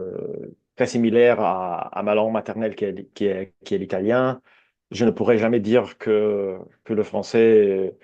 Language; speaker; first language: French; non-native, fluent; Italian